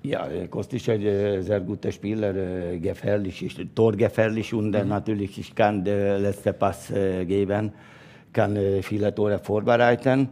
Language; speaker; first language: German; non-native, learner; Hungarian